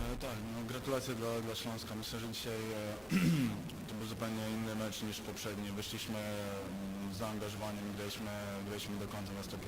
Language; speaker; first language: Polish; native; Polish